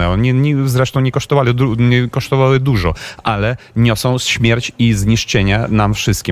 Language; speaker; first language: Polish; non-native, fluent; Ukrainian